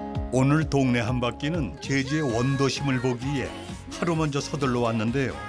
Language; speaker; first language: Korean; native; Korean